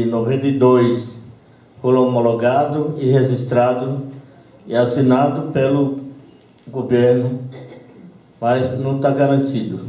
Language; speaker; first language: Portuguese; non-native, local second language; Yanomámi